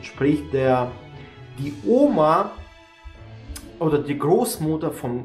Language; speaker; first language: German; native; German